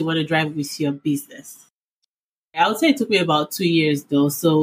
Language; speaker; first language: English; non-native, local second language; Yoruba